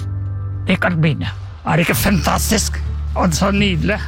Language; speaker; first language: Norwegian; non-native, fluent; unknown